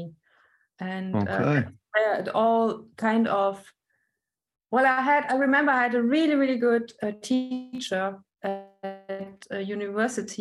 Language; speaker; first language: English; non-native, fluent; German